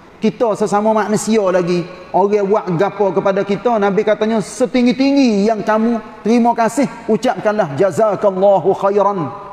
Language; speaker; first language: Malay; native; Malay